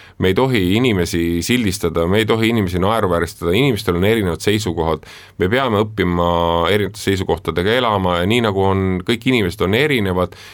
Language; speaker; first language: Estonian; native; Estonian